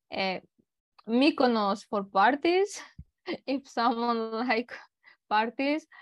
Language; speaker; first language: English; non-native, learner; Greek